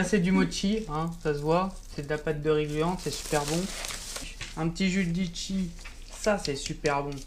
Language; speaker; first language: French; native; French